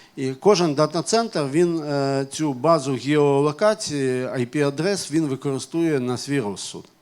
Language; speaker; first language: Ukrainian; non-native, local second language; Russian